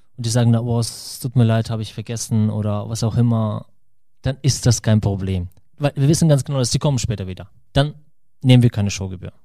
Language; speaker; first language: German; non-native, fluent; Russian